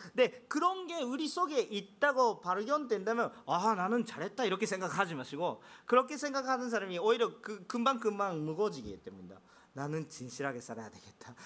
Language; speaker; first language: Korean; non-native, fluent; Japanese